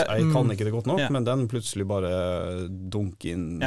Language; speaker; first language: Norwegian; native; Norwegian